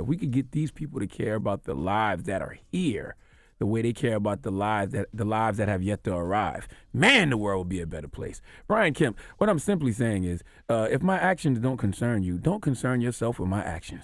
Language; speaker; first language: English; native; English